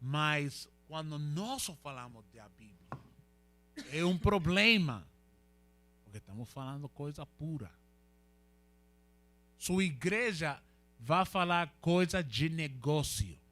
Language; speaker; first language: Portuguese; non-native, learner; Spanish